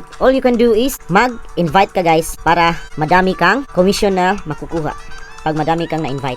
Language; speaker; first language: Filipino; non-native, local second language; Cebuano